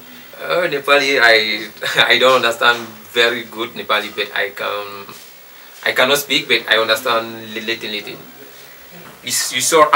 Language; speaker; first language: English; non-native, learner; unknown